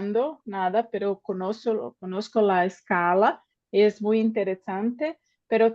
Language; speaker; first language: Spanish; non-native, fluent; Portuguese